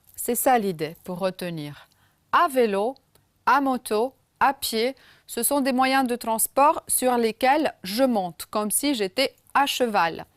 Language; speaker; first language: French; non-native, fluent; Romanian